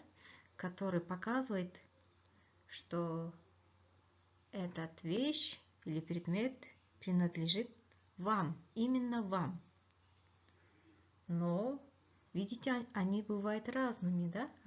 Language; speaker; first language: Russian; non-native, local second language; Kyrgyz